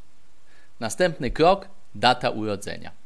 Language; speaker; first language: Polish; native; Polish